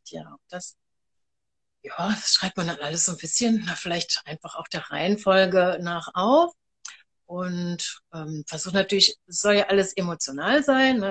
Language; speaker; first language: German; native; German